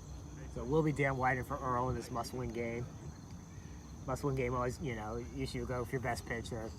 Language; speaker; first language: English; native; English